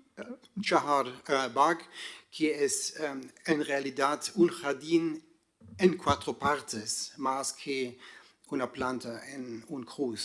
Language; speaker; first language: Spanish; non-native, fluent; German